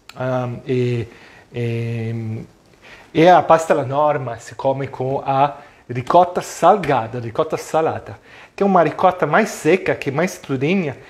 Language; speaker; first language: Portuguese; non-native, fluent; Italian